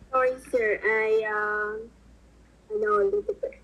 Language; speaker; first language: English; non-native, learner; Vietnamese